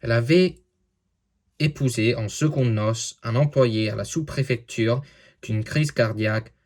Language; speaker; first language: French; non-native, learner; English